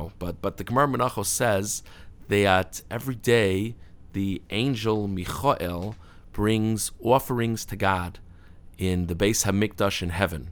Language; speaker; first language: English; native; English